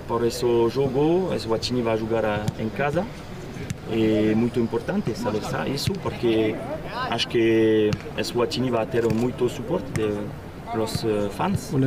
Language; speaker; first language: Portuguese; non-native, learner; French